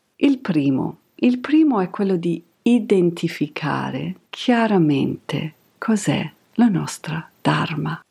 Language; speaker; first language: Italian; non-native, fluent; English